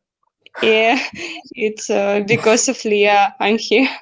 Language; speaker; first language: English; non-native, learner; Russian